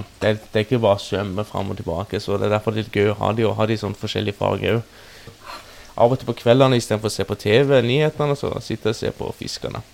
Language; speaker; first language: Norwegian; early bilingual, other home language; Persian